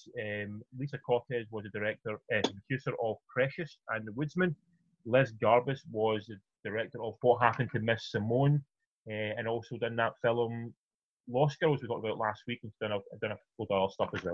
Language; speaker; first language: English; native; English